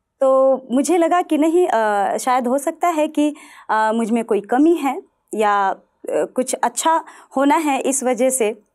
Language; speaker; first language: Hindi; non-native, local second language; Bhojpuri